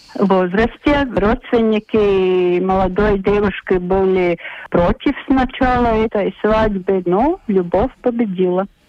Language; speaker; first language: Russian; non-native, local second language; Latvian